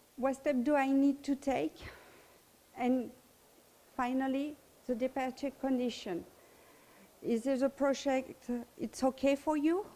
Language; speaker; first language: English; non-native, learner; French